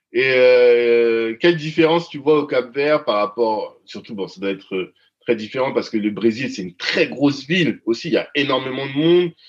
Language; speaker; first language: French; early bilingual, other home language; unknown